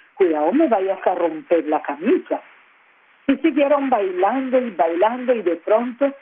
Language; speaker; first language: Spanish; non-native, local second language; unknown